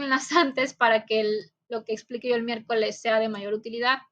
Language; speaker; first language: Spanish; native; Spanish